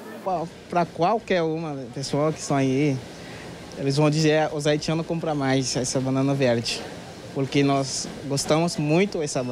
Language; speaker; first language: Portuguese; non-native, learner; Haitian Creole